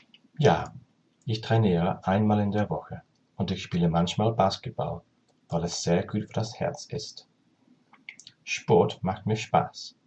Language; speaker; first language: German; non-native, learner; English